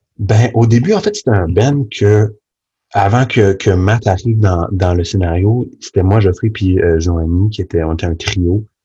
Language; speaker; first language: French; early bilingual, other home language; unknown